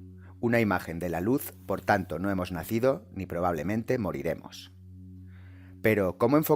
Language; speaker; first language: Spanish; native; Spanish